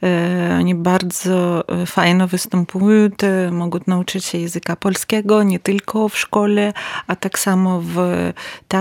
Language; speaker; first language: Polish; non-native, learner; Ukrainian